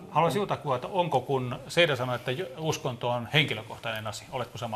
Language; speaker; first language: Finnish; native; Finnish